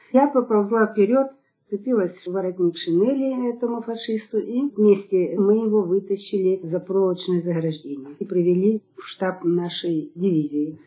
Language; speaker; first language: Russian; native; Russian